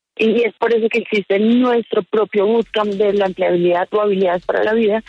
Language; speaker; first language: Spanish; native; Spanish